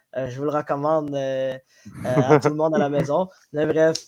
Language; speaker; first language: French; non-native, local second language; Somali